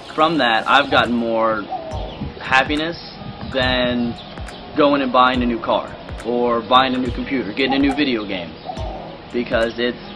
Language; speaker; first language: English; native; English